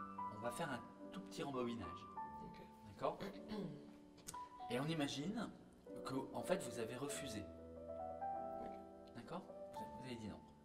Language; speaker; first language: French; native; French